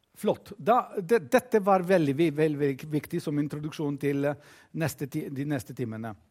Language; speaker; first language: Norwegian; non-native, fluent; Greek